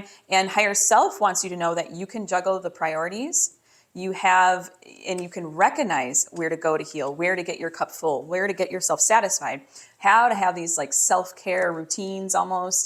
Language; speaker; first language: English; native; English